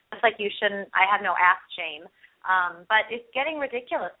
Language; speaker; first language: English; early bilingual, other home language; Hindi